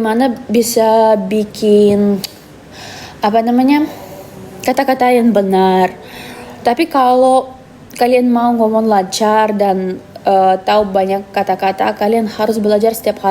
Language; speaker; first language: Indonesian; non-native, fluent; Russian